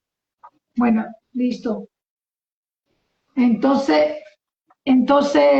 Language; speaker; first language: Spanish; non-native, learner; Portuguese